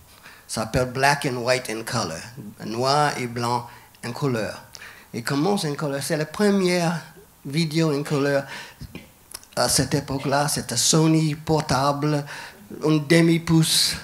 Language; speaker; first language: French; non-native, fluent; English